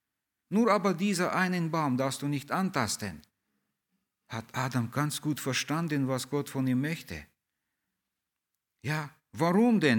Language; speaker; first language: German; early bilingual, heritage; German